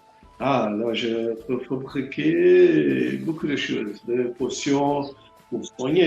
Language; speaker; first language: French; non-native, learner; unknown